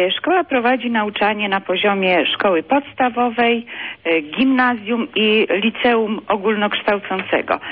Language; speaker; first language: Polish; native; Polish